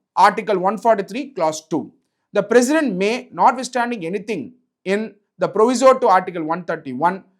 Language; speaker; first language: English; non-native, local second language; Tamil